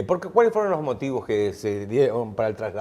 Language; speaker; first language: Spanish; native; Spanish